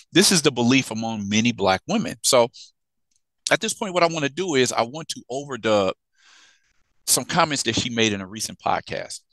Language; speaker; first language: English; native; English